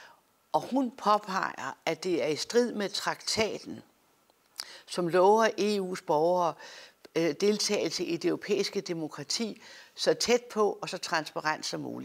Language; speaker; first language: Danish; native; Danish